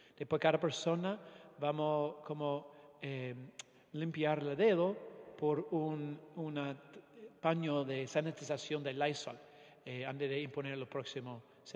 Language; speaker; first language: Spanish; non-native, fluent; English